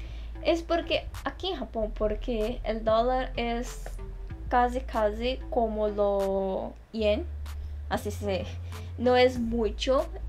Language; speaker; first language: Spanish; non-native, fluent; Portuguese